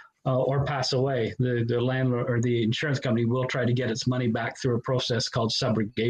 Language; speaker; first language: English; native; English